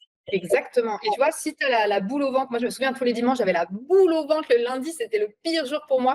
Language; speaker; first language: French; native; French